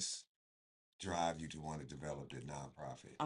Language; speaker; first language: English; native; English